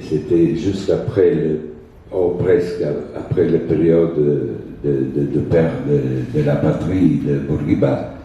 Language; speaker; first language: French; non-native, fluent; Italian